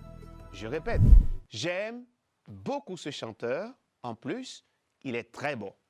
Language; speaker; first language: French; non-native, fluent; Spanish